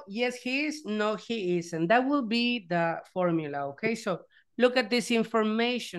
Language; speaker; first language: English; non-native, fluent; Spanish